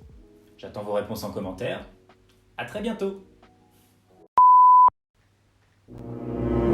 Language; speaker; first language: French; native; French